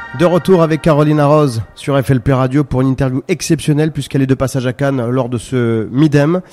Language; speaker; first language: French; native; French